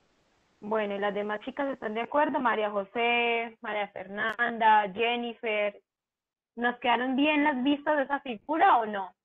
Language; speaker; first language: Spanish; native; Spanish